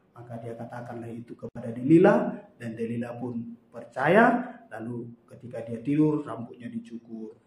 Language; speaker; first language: Indonesian; native; Indonesian